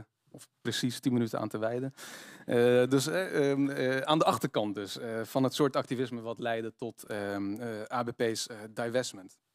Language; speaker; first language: Dutch; native; Dutch